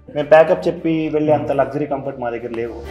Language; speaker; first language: Telugu; native; Telugu